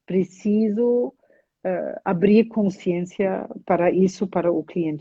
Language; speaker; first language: Portuguese; non-native, fluent; German